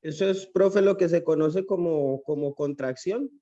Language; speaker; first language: Spanish; native; Spanish